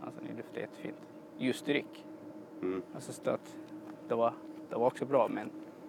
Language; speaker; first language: Swedish; non-native, fluent; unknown